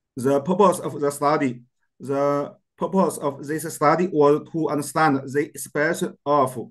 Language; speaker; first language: English; non-native, learner; Chinese